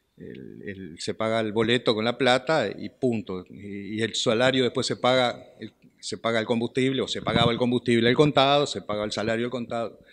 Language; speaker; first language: Spanish; native; Spanish